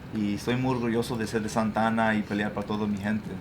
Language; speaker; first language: Spanish; early bilingual, other home language; English